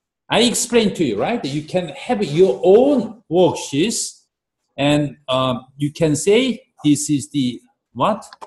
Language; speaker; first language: English; non-native, fluent; Korean